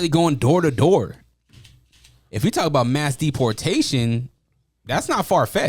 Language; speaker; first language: English; native; English